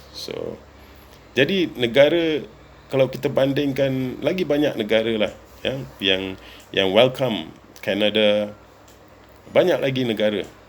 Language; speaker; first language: Malay; non-native, local second language; Tamil